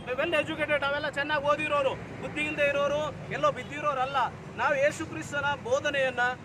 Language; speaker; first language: Kannada; non-native, local second language; Lambadi